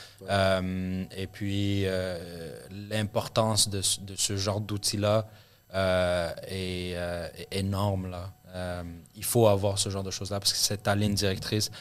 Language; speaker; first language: French; early bilingual, other home language; Arabic